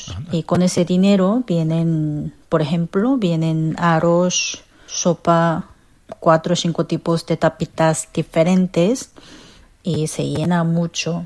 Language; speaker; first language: Spanish; non-native, fluent; Korean